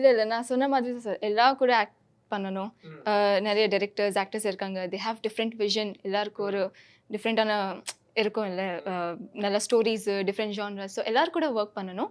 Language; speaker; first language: Tamil; non-native, fluent; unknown